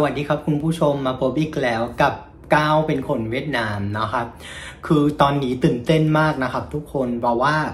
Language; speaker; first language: Thai; non-native, fluent; Vietnamese